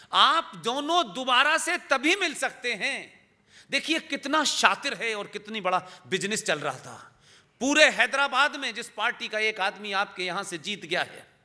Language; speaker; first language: Hindi; native; Hindi